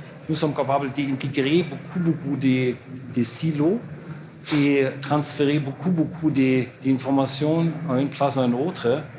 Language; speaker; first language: French; non-native, learner; German